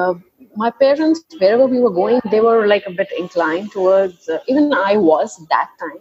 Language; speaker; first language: English; non-native, local second language; Hindi